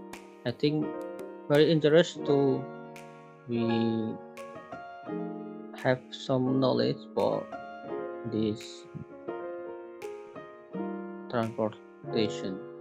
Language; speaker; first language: English; non-native, learner; Indonesian